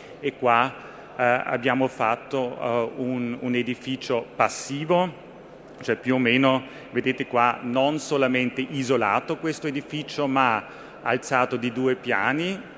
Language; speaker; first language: Italian; non-native, fluent; German